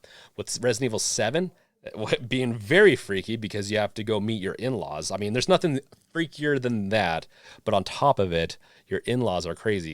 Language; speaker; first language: English; native; English